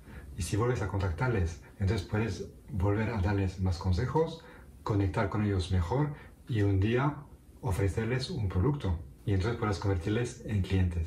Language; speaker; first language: Spanish; non-native, fluent; French